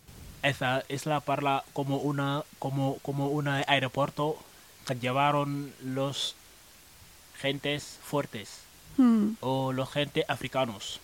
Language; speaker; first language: Spanish; non-native, learner; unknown